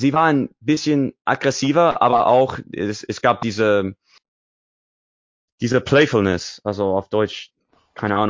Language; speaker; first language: German; non-native, learner; English